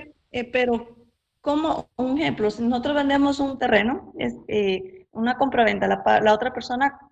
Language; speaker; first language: Spanish; native; Spanish